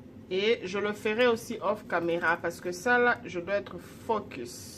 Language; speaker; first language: French; non-native, local second language; Lingala